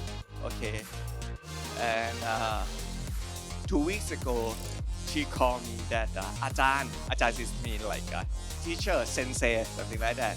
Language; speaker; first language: English; non-native, learner; Thai